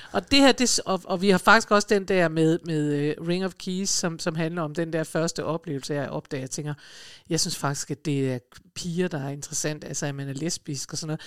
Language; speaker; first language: Danish; native; Danish